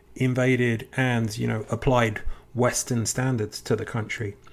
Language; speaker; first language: English; native; English